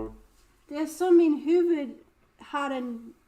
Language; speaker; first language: Swedish; non-native, learner; English